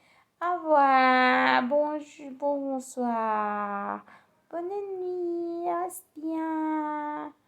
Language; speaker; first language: French; non-native, learner; Spanish